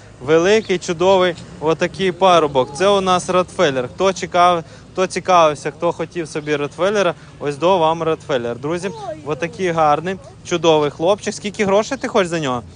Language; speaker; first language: Ukrainian; non-native, local second language; Russian